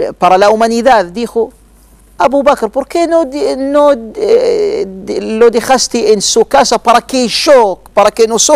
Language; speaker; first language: Spanish; non-native, learner; Arabic